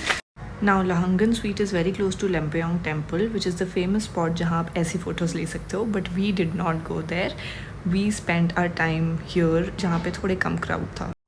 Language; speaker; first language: English; non-native, local second language; Hindi